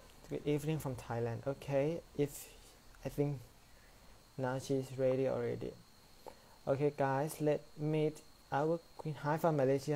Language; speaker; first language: English; non-native, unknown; Thai